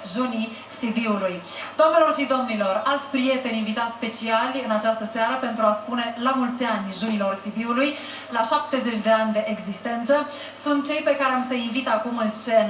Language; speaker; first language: Romanian; native; Romanian